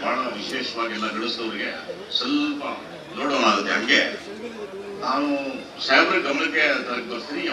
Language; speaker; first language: Kannada; native; Kannada